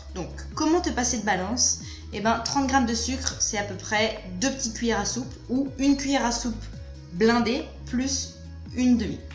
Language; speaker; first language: French; native; French